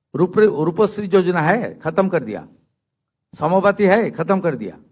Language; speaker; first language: Hindi; non-native, local second language; Bangla